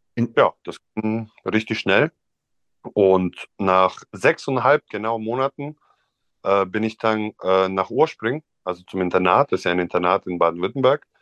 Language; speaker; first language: German; non-native, fluent; Serbian